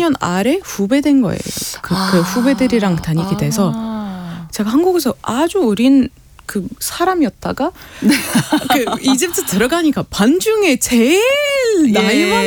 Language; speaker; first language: Korean; non-native, fluent; Arabic